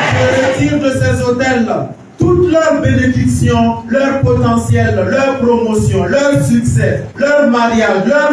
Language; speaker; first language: French; non-native, local second language; Mossi